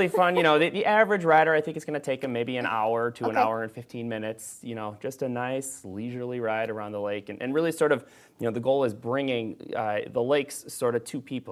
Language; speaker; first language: English; native; English